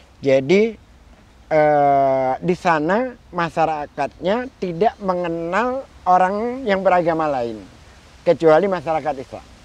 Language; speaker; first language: Indonesian; native; Indonesian